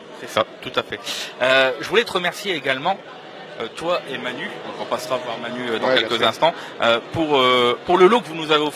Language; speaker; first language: French; native; French